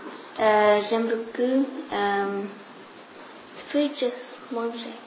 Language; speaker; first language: French; non-native, learner; English